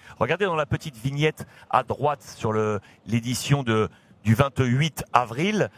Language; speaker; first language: French; native; French